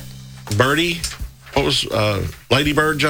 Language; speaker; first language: English; native; English